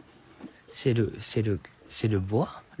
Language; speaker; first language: French; non-native, fluent; Japanese